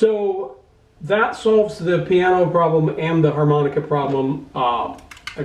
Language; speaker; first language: English; native; English